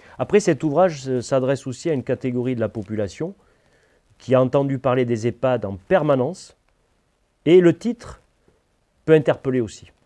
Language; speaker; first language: French; native; French